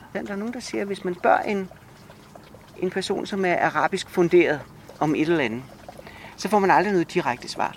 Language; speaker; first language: Danish; native; Danish